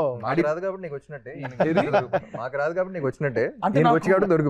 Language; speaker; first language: Telugu; native; Telugu